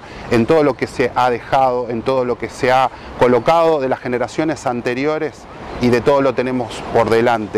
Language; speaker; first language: Spanish; native; Spanish